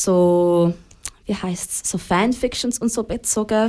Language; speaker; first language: German; native; German